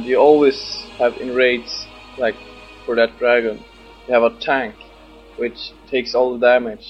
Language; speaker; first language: English; non-native, fluent; Swedish